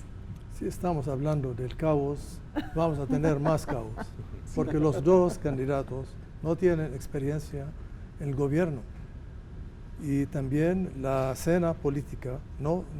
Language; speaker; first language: Spanish; non-native, fluent; Arabic